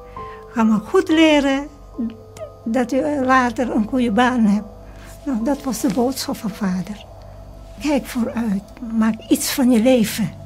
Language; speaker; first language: Dutch; early bilingual, other home language; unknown